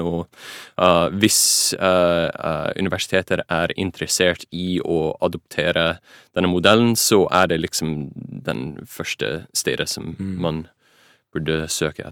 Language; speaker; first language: Norwegian; non-native, fluent; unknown